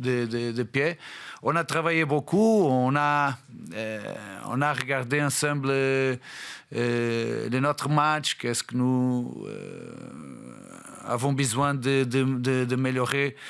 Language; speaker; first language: French; non-native, fluent; Portuguese